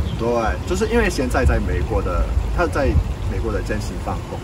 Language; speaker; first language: Chinese; non-native, fluent; English